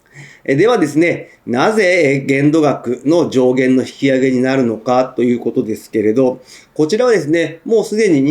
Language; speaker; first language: Japanese; native; Japanese